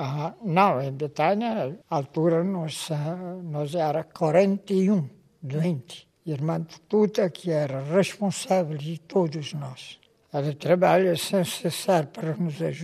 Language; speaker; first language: Portuguese; non-native, local second language; Kabuverdianu